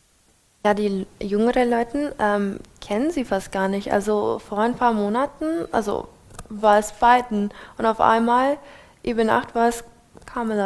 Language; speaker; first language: German; non-native, fluent; English